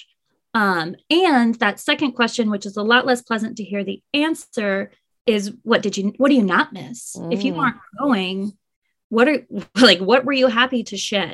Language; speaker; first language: English; native; English